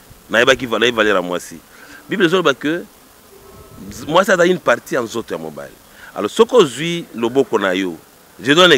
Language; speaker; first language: French; non-native, local second language; Lingala